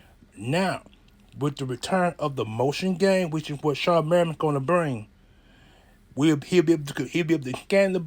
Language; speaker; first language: English; native; English